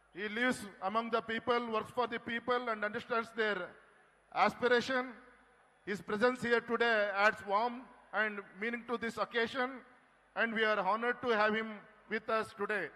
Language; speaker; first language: English; non-native, local second language; Kannada